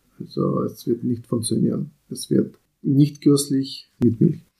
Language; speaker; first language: German; non-native, fluent; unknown